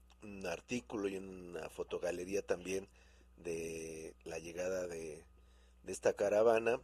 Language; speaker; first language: Spanish; native; Spanish